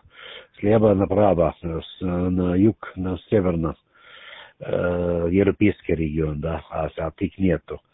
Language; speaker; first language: Russian; non-native, learner; German